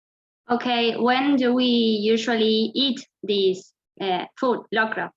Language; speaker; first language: English; non-native, fluent; Spanish